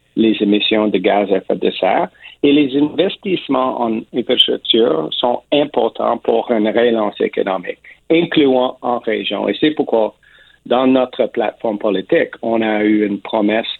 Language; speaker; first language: French; non-native, local second language; English